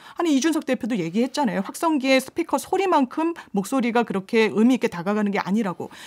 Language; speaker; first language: Korean; native; Korean